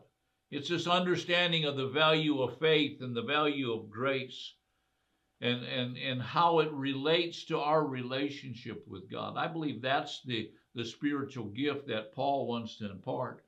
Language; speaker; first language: English; native; English